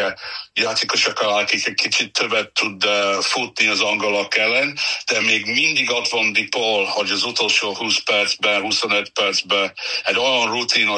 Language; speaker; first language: Hungarian; non-native, learner; English